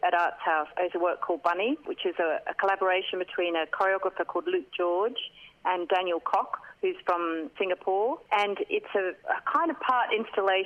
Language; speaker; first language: English; native; English